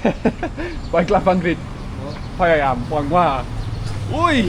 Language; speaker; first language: Thai; non-native, learner; English